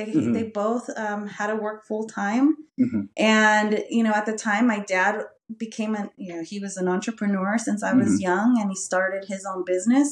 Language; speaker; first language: English; early bilingual, other home language; Spanish